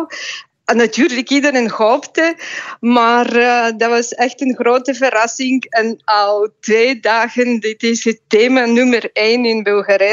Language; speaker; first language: Dutch; non-native, fluent; Bulgarian